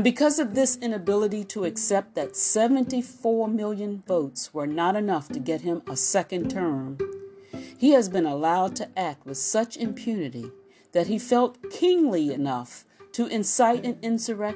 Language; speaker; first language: English; native; English